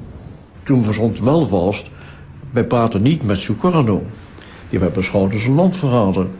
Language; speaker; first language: Dutch; native; Dutch